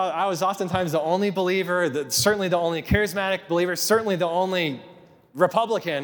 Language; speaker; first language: English; native; English